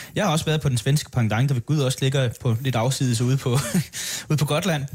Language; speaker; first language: Danish; native; Danish